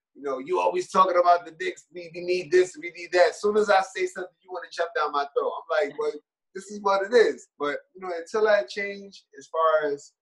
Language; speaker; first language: English; native; English